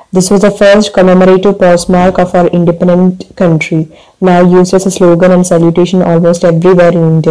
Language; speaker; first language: English; non-native, local second language; Malayalam